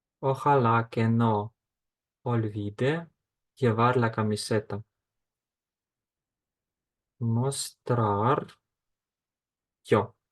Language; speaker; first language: Spanish; non-native, fluent; Ukrainian